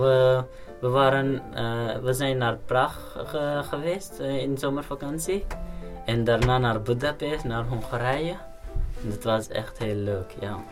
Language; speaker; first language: Dutch; non-native, learner; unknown